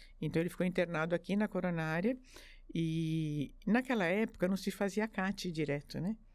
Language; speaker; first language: Portuguese; early bilingual, other home language; French